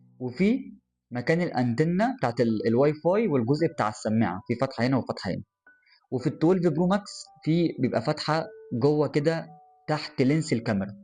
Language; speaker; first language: Arabic; native; Arabic